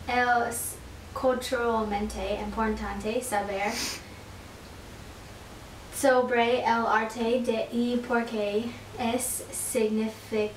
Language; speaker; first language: Spanish; non-native, learner; English